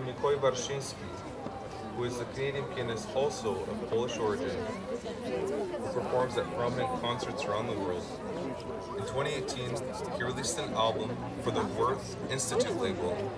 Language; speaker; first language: English; native; English